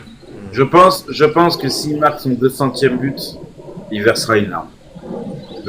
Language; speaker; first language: French; native; French